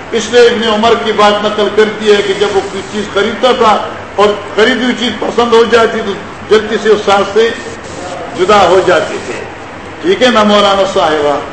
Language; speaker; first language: Urdu; non-native, local second language; Pashto